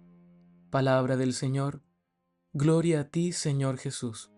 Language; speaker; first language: Spanish; native; Spanish